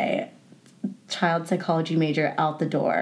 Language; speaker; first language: English; native; English